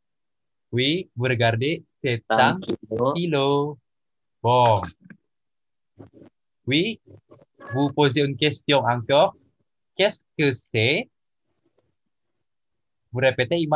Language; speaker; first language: French; non-native, learner; Indonesian